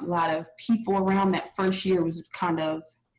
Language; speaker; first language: English; native; English